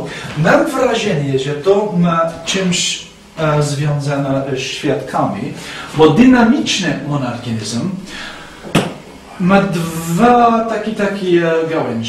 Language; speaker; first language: Polish; non-native, fluent; English